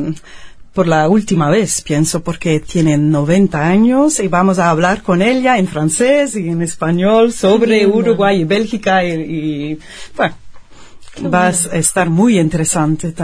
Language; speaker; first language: Spanish; non-native, fluent; Dutch